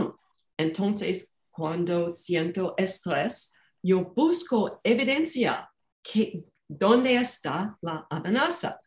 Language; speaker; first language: Spanish; non-native, fluent; English